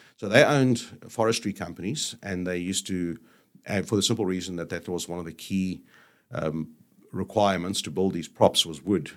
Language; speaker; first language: English; native; English